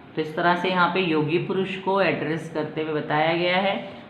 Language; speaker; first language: Hindi; non-native, local second language; Marathi